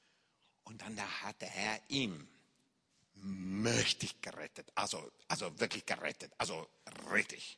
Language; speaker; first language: German; non-native, fluent; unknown